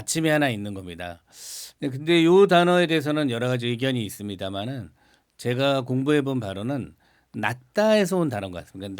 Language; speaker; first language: Korean; native; Korean